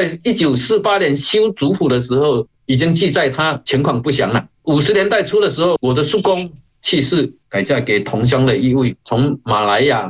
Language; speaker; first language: Chinese; native; Chinese